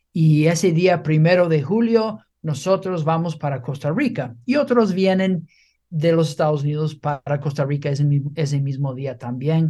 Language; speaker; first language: Spanish; non-native, fluent; English